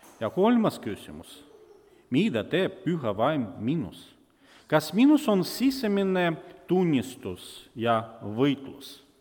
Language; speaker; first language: Estonian; non-native, local second language; Russian